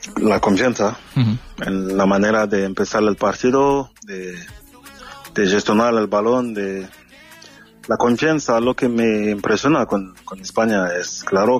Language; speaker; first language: Spanish; non-native, fluent; French